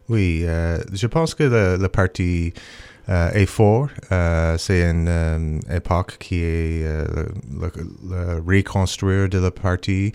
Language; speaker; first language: French; non-native, local second language; English